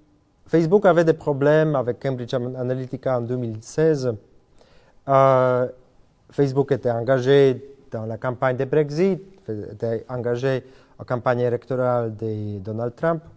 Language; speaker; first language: French; non-native, fluent; Polish